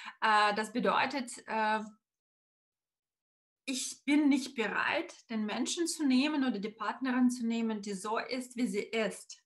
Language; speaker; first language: German; non-native, fluent; Russian